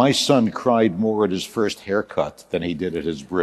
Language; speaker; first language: English; native; English